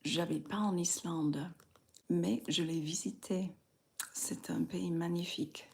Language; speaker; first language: French; non-native, fluent; English